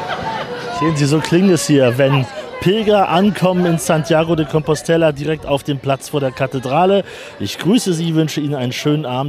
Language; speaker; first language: German; native; German